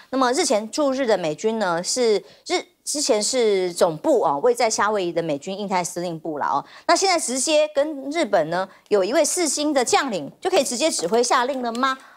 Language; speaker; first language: Chinese; native; Chinese